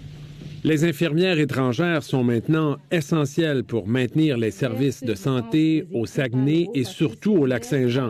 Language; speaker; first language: French; native; French